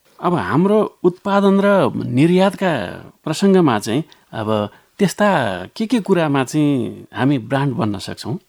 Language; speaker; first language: Nepali; native; Nepali